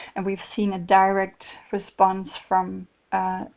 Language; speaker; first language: English; non-native, fluent; German